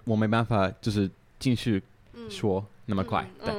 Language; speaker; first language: Chinese; non-native, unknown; English